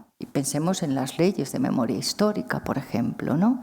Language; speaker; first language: Spanish; native; Spanish